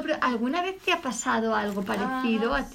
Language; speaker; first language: Spanish; native; Spanish